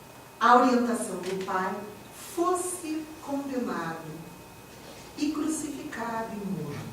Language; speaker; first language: Portuguese; native; Portuguese